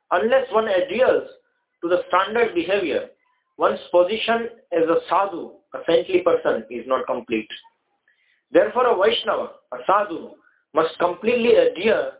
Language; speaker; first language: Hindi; non-native, local second language; Gujarati